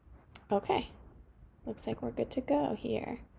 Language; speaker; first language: English; native; English